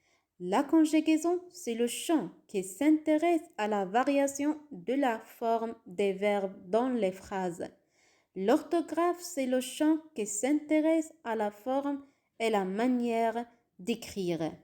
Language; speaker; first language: French; non-native, fluent; Arabic